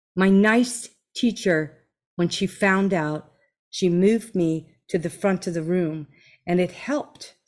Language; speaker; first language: English; native; English